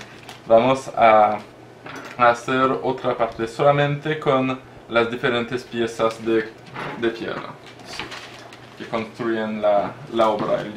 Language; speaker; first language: Spanish; non-native, learner; French